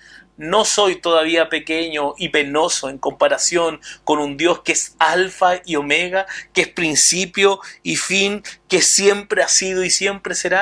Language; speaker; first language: Spanish; native; Spanish